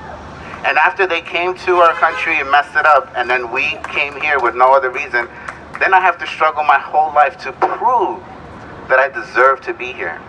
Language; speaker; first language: English; early bilingual, other home language; Spanish